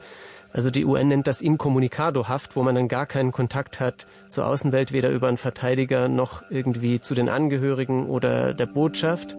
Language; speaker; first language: German; native; German